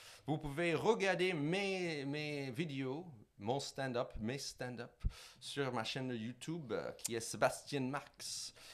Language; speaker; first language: French; non-native, fluent; English